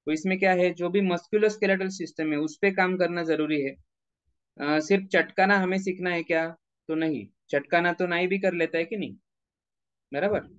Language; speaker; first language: Hindi; non-native, local second language; Marathi